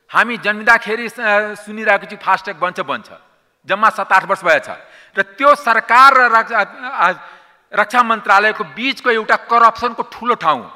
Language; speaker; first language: Nepali; non-native, local second language; Maithili